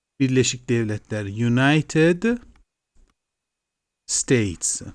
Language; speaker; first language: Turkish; non-native, fluent; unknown